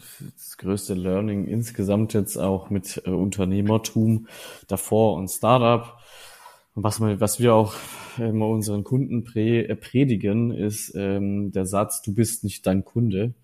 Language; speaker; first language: German; native; German